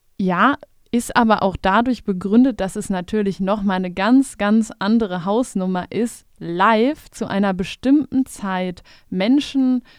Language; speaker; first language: German; native; German